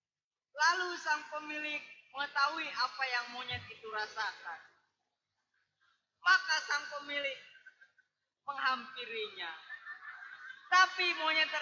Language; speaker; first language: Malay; non-native, local second language; Sundanese